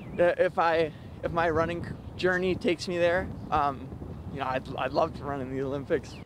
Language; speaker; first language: English; native; English